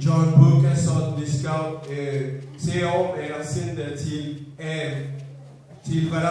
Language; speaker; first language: Swedish; non-native, fluent; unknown